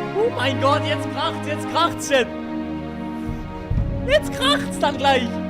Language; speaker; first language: German; native; German